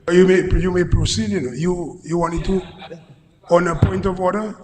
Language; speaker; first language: English; native; English